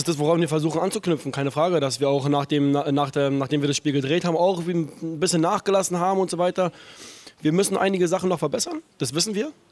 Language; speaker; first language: German; native; German